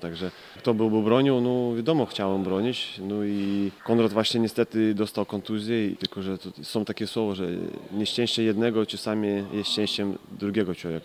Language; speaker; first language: Polish; non-native, fluent; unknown